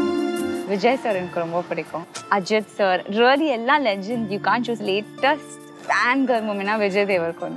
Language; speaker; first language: Tamil; non-native, fluent; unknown